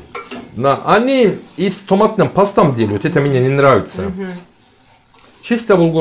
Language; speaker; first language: Russian; non-native, learner; Turkish